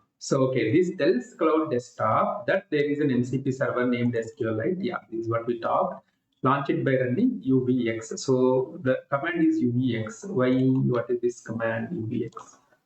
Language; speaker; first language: English; non-native, local second language; Telugu